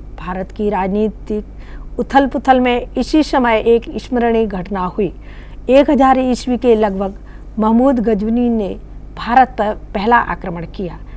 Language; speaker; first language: Hindi; native; Hindi